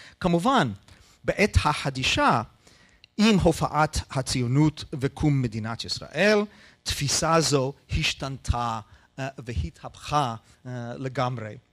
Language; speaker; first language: Hebrew; non-native, fluent; English